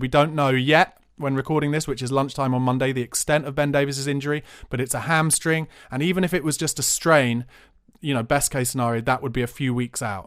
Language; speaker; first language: English; native; English